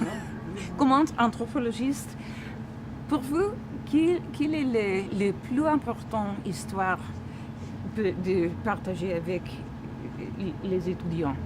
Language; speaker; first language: French; non-native, learner; English